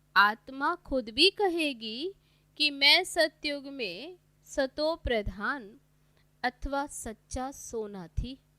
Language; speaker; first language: Hindi; native; Hindi